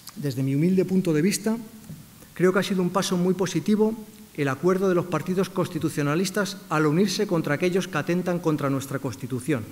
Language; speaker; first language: Spanish; native; Spanish